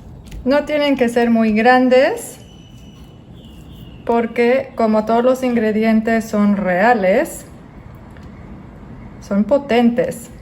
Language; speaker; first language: Spanish; non-native, fluent; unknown